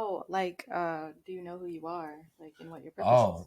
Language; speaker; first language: English; native; English